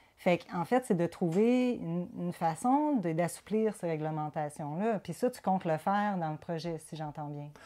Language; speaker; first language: French; native; French